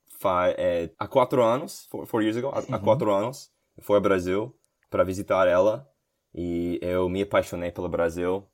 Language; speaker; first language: Portuguese; non-native, learner; English